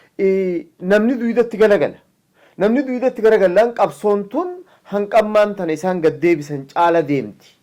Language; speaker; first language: Oromo; native; Oromo